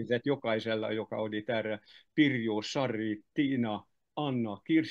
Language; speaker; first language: Finnish; non-native, fluent; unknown